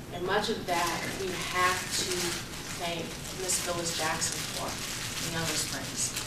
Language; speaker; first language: English; native; English